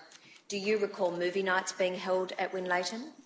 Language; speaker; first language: English; native; English